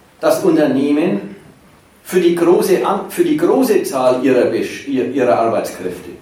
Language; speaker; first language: German; native; German